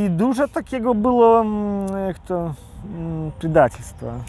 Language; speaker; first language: Polish; non-native, local second language; Belarusian